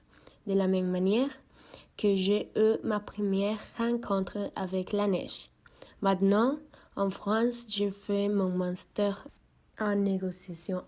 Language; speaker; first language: French; non-native, learner; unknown